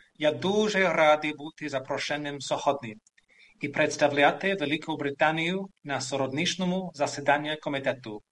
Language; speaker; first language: Ukrainian; non-native, learner; English